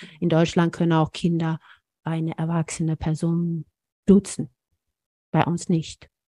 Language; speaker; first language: German; non-native, fluent; Amharic